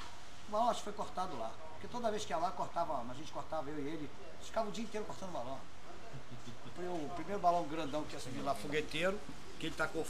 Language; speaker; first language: Portuguese; native; Portuguese